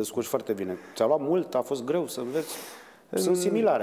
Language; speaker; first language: Romanian; native; Romanian